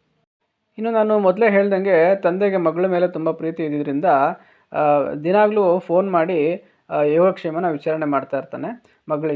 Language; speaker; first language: Kannada; native; Kannada